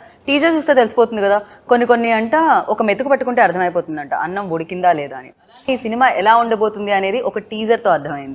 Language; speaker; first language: Telugu; native; Telugu